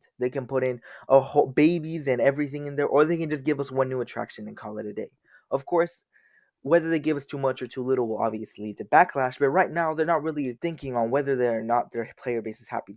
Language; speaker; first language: English; native; English